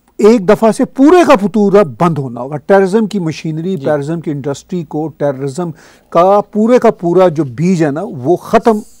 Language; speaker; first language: Urdu; native; Urdu